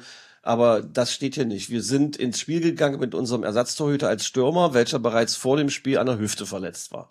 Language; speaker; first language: German; native; German